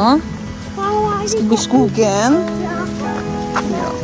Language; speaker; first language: Swedish; non-native, fluent; Filipino